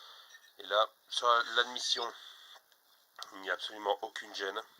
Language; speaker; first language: French; native; French